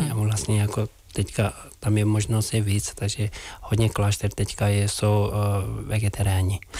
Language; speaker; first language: Czech; non-native, fluent; Tibetan